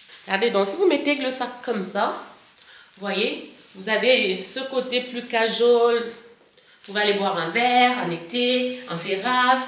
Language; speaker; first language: French; native; French